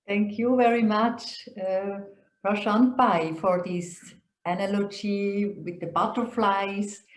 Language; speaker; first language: English; non-native, fluent; German